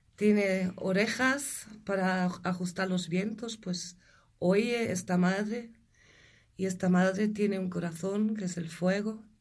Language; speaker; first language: Spanish; non-native, fluent; German